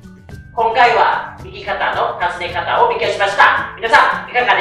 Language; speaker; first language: Japanese; non-native, fluent; Thai